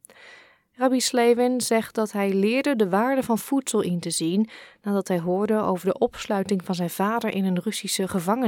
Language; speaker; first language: Dutch; native; Dutch